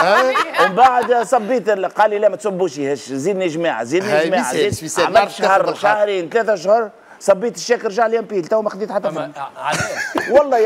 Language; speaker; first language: Arabic; native; Arabic